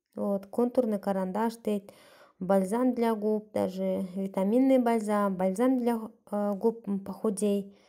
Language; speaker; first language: Russian; non-native, local second language; Kyrgyz